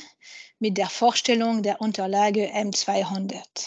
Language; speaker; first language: German; non-native, fluent; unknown